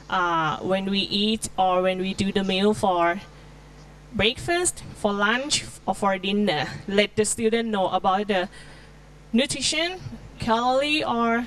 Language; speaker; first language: English; non-native, learner; Thai